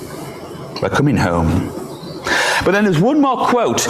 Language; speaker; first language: English; native; English